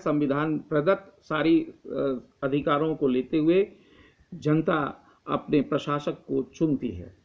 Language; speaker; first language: Hindi; native; Hindi